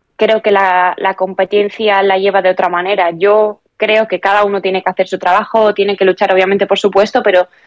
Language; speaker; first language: Spanish; native; Spanish